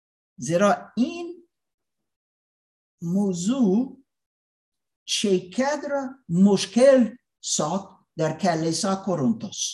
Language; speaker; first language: Persian; non-native, learner; English